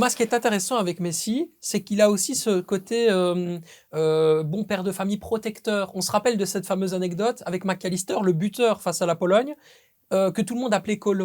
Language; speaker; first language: French; native; French